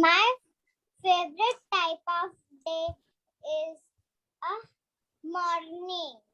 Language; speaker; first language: English; non-native, learner; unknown